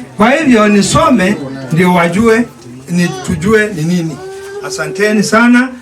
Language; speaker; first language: Swahili; non-native, local second language; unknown